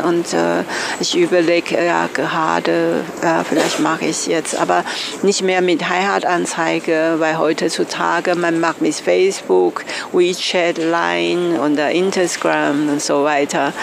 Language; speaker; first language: German; non-native, learner; Chinese